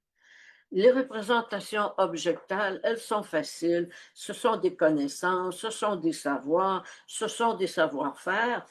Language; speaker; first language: French; native; French